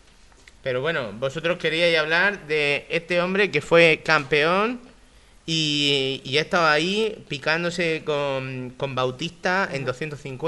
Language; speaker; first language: Spanish; native; Spanish